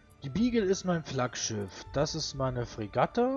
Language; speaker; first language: German; native; German